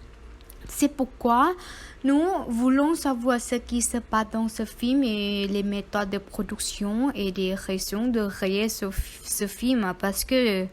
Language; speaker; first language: French; non-native, learner; Thai